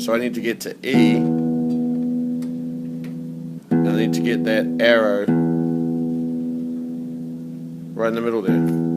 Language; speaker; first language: English; native; English